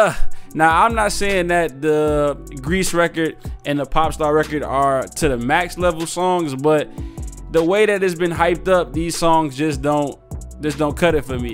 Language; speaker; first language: English; native; English